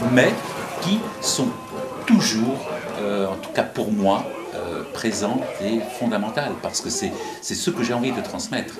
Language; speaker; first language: French; non-native, fluent; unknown